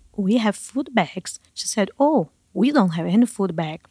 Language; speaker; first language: English; non-native, learner; Portuguese